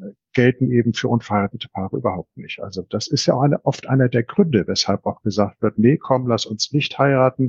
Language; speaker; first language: German; native; German